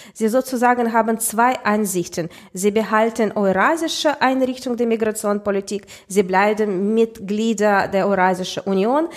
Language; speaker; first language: German; non-native, fluent; Russian